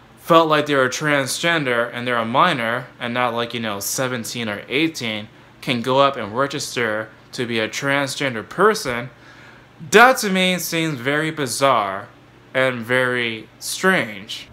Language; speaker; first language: English; native; English